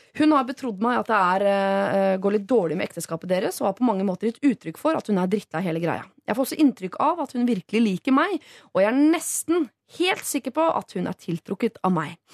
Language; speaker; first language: Norwegian; native; Norwegian